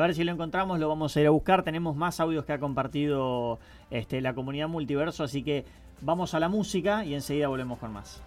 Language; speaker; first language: Spanish; native; Spanish